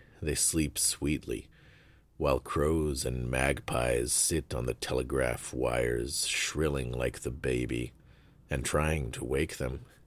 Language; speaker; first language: English; native; English